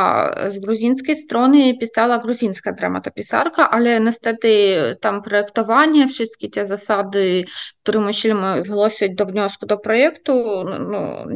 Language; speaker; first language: Polish; non-native, fluent; Ukrainian